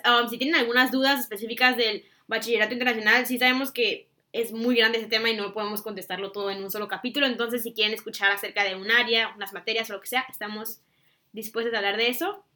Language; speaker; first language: Spanish; native; Spanish